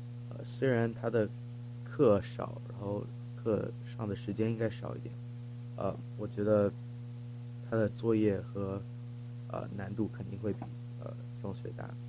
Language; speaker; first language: Chinese; early bilingual, heritage; Chinese